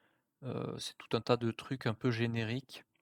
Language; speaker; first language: French; native; French